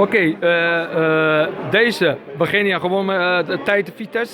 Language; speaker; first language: Dutch; early bilingual, other home language; Arabic